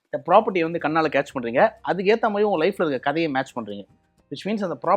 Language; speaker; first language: Tamil; native; Tamil